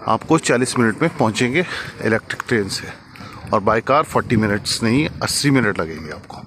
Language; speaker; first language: Hindi; non-native, fluent; Russian